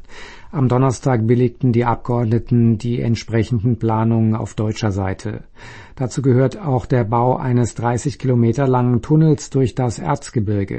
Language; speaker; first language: German; native; German